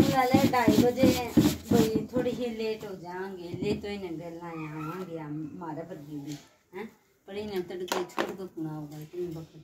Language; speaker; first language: Hindi; native; Hindi